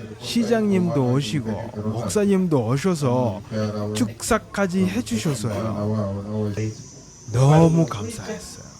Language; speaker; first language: Korean; non-native, fluent; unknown